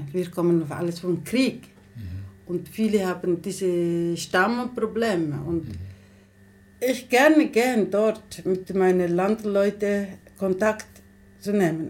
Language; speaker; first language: German; non-native, learner; Somali